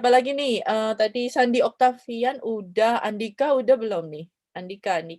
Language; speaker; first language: Indonesian; native; Indonesian